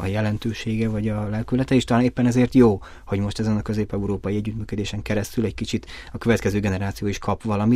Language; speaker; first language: Hungarian; native; Hungarian